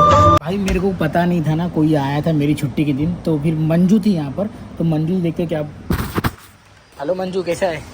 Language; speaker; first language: Hindi; native; Hindi